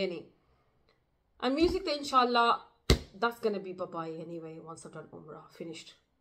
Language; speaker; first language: English; early bilingual, other home language; Punjabi